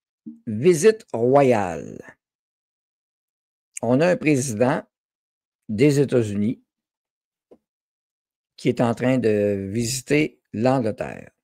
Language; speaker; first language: French; native; French